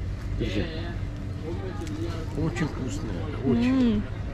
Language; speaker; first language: Russian; non-native, learner; Turkish